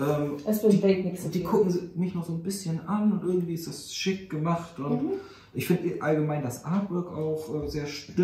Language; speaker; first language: German; native; German